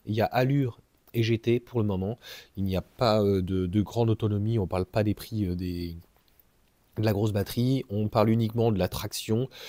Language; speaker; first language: French; native; French